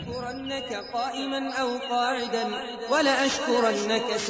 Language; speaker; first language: Arabic; native; Arabic